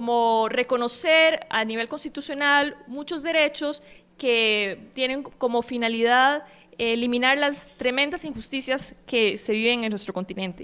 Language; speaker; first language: Spanish; native; Spanish